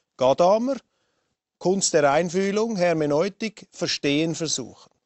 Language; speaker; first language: German; native; German